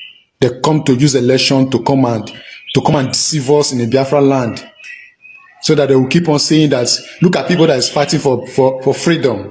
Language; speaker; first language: Nigerian Pidgin; non-native, local second language; Igbo